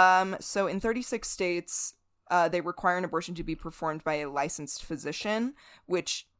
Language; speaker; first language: English; native; English